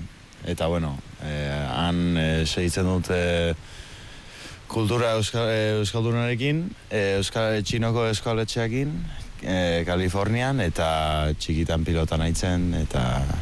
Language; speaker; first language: Basque; early bilingual, heritage; Basque